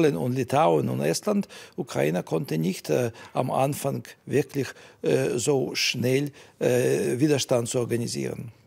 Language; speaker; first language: German; non-native, fluent; Russian